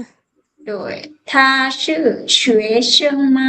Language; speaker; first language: Chinese; non-native, fluent; Lao